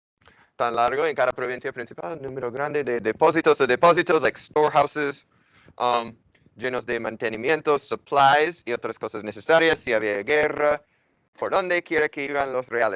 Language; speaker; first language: Spanish; non-native, fluent; English